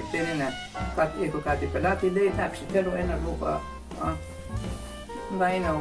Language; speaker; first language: Greek; non-native, learner; Persian